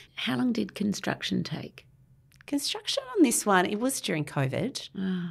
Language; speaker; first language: English; native; English